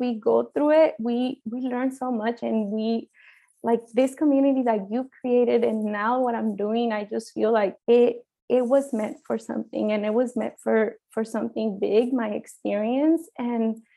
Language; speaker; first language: English; early bilingual, other home language; Spanish